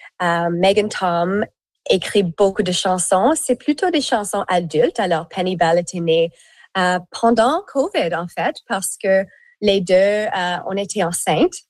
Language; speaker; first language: French; native; French